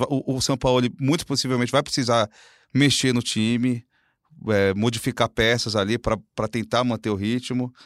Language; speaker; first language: Portuguese; native; Portuguese